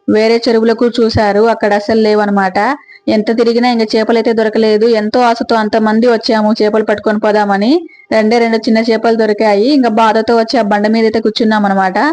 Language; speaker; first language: Telugu; native; Telugu